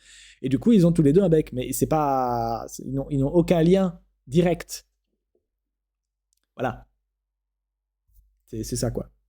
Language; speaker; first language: French; native; French